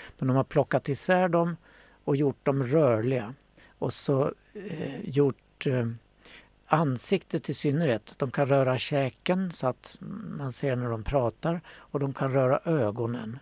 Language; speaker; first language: Swedish; native; Swedish